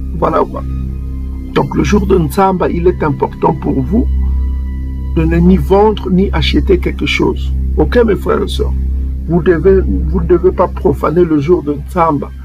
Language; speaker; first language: French; non-native, local second language; Kongo